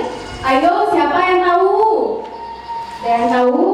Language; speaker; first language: Indonesian; native; Indonesian